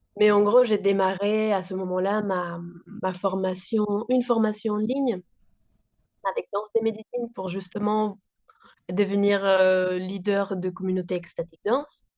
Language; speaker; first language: French; non-native, fluent; Spanish